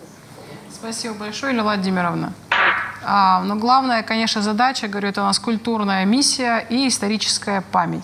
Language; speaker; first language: Russian; native; Russian